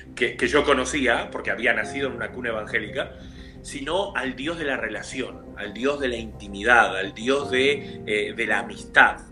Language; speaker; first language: Spanish; native; Spanish